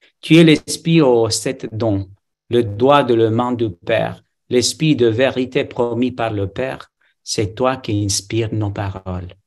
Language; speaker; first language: French; non-native, fluent; Romanian